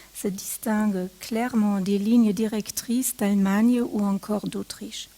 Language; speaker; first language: French; non-native, fluent; German